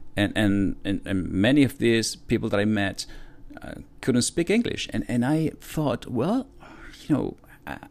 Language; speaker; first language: English; non-native, fluent; Spanish